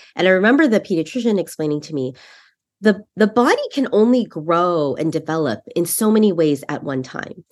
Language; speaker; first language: English; native; English